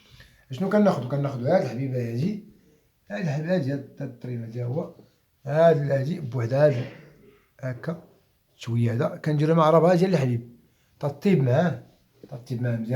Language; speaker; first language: Arabic; native; Arabic